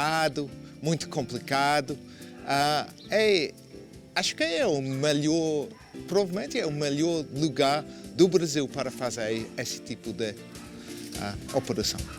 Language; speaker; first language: Portuguese; non-native, fluent; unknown